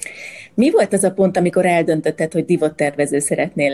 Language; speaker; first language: Hungarian; native; Hungarian